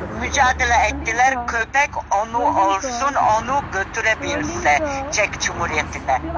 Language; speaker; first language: Turkish; non-native, learner; Czech